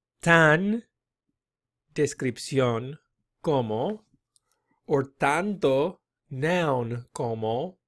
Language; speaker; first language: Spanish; non-native, fluent; English